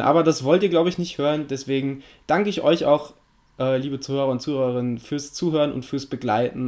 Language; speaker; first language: German; native; German